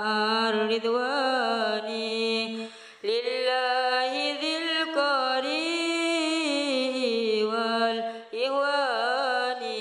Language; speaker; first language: Arabic; non-native, learner; Indonesian